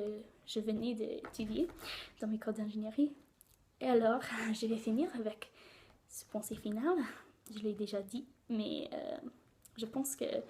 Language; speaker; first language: French; non-native, learner; English